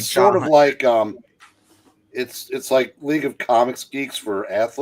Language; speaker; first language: English; native; English